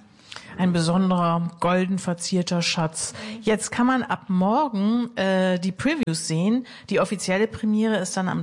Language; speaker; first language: German; native; German